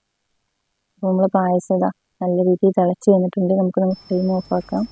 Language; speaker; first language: Malayalam; native; Malayalam